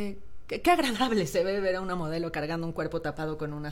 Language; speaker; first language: Spanish; native; Spanish